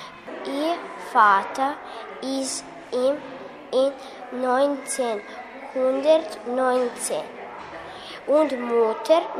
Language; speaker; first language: German; non-native, learner; Serbian